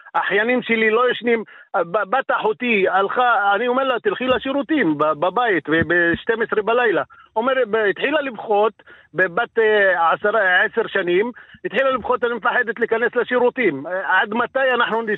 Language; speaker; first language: Hebrew; non-native, local second language; Arabic